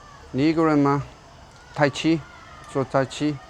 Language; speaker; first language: Chinese; non-native, learner; Dutch